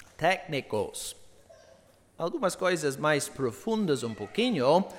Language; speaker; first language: Portuguese; non-native, fluent; English